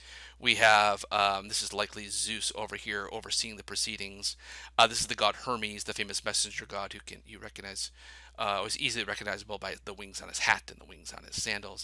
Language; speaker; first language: English; native; English